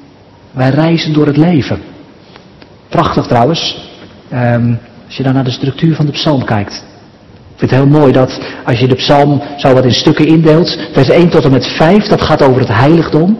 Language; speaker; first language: Dutch; native; Dutch